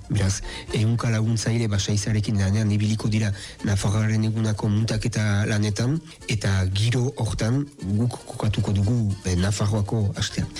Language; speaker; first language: Basque; native; Basque